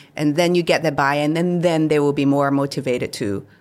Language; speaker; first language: English; non-native, local second language; Cantonese